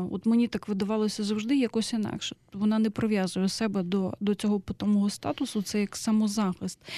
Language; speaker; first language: Ukrainian; native; Ukrainian